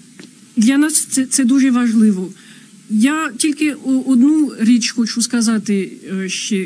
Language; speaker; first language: Ukrainian; non-native, fluent; French